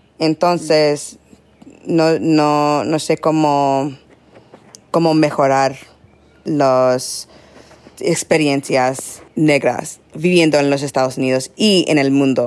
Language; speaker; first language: Spanish; non-native, learner; English